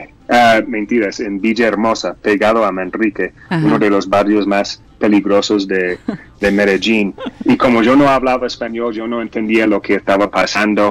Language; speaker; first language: Spanish; non-native, fluent; English